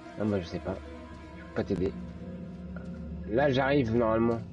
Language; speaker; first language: French; native; French